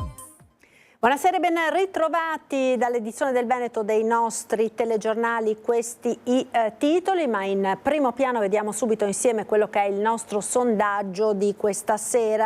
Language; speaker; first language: Italian; native; Italian